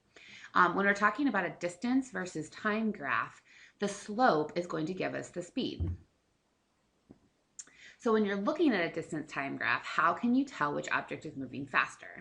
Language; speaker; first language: English; native; English